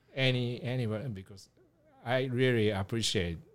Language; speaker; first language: English; non-native, learner; Japanese